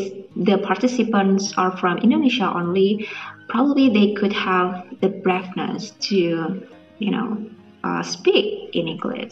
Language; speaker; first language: English; non-native, fluent; Indonesian